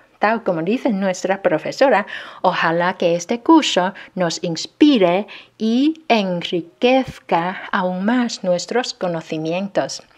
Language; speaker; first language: Spanish; non-native, fluent; Chinese